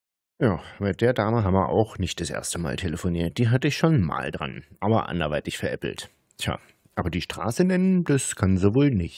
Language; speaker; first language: German; native; German